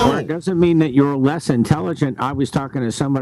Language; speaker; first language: English; native; English